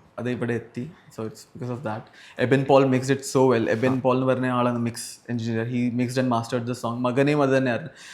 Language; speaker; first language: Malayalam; early bilingual, heritage; Malayalam